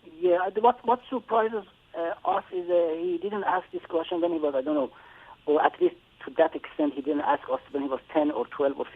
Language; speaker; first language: English; non-native, fluent; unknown